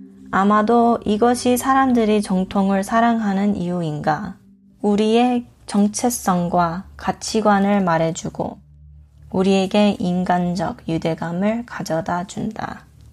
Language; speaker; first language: Korean; early bilingual, heritage; Korean